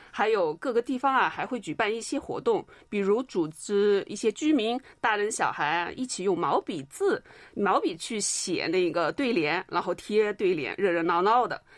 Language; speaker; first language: Chinese; native; Chinese